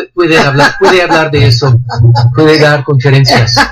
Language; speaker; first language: Spanish; non-native, fluent; French